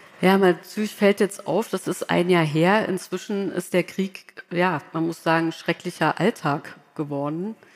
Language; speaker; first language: German; native; German